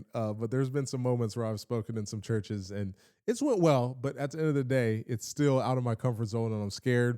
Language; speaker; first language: English; native; English